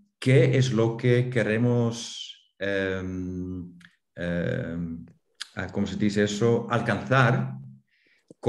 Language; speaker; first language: Spanish; non-native, fluent; Dutch